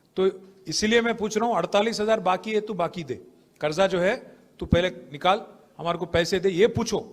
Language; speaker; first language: Hindi; non-native, local second language; Telugu